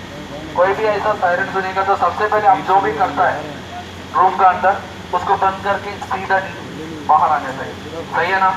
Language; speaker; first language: Hindi; non-native, local second language; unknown